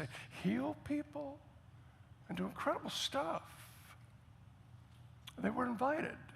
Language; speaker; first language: English; native; English